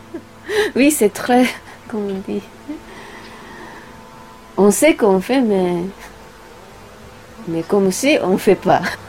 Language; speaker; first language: French; non-native, learner; Japanese